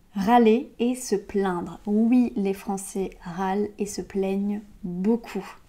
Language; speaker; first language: French; native; French